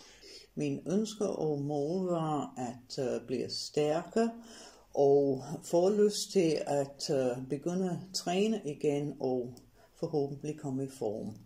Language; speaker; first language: Danish; non-native, fluent; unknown